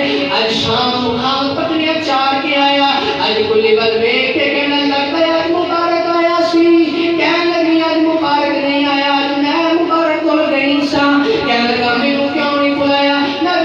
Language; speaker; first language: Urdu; non-native, local second language; Punjabi